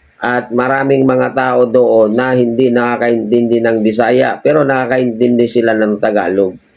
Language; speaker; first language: Filipino; non-native, local second language; Cebuano